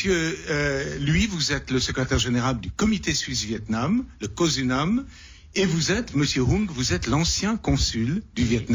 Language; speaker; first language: French; native; French